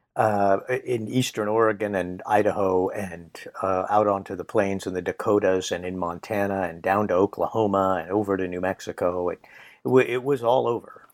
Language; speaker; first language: English; native; English